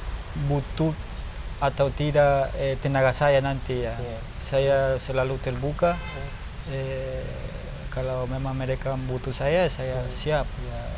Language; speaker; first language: Indonesian; non-native, learner; Spanish